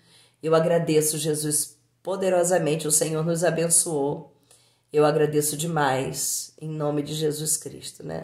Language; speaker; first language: Portuguese; native; Portuguese